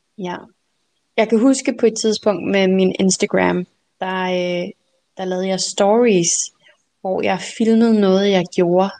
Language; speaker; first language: Danish; native; Danish